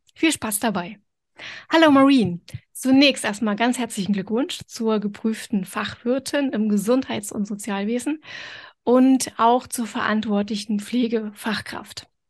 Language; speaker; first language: German; native; German